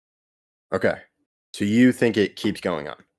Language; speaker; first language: English; native; English